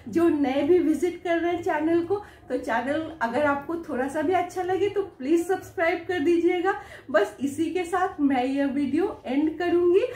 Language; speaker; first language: Hindi; non-native, local second language; Bangla